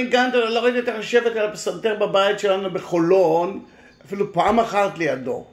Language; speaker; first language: Hebrew; native; Hebrew